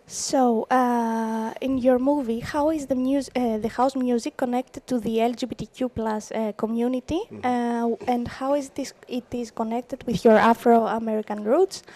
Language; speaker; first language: English; non-native, fluent; Greek